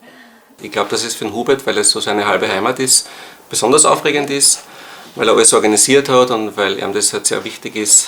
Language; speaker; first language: German; native; German